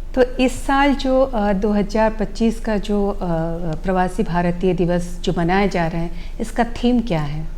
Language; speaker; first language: Hindi; non-native, local second language; Odia